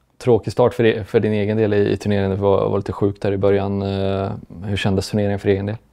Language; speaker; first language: Swedish; native; Swedish